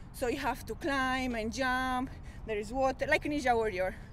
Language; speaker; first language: English; non-native, fluent; Romanian